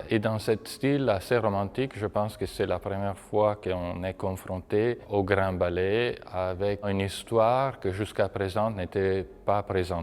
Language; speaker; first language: French; non-native, fluent; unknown